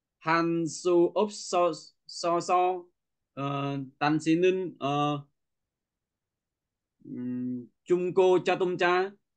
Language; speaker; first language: Korean; non-native, learner; Vietnamese